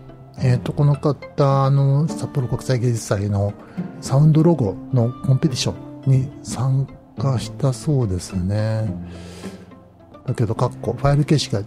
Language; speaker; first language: Japanese; native; Japanese